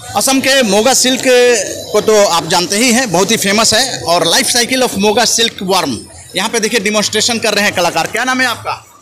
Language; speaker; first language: Hindi; native; Hindi